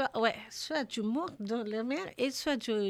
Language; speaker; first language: French; non-native, learner; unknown